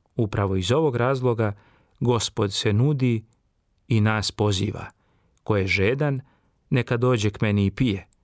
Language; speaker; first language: Serbian; native; Serbian